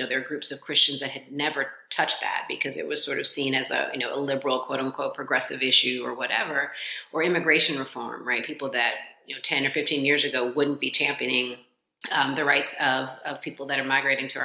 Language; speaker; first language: English; native; English